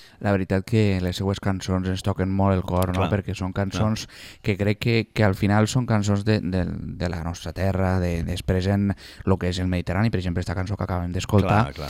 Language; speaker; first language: Catalan; native; Catalan